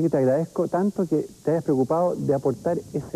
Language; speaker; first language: Spanish; native; Spanish